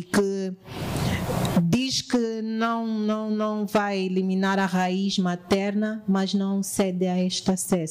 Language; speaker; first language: Portuguese; native; Portuguese